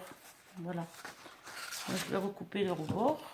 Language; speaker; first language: French; native; French